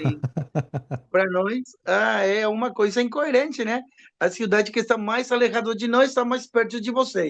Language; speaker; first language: Portuguese; non-native, learner; Spanish